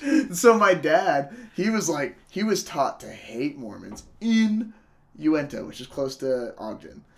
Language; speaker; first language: English; early bilingual, other home language; Italian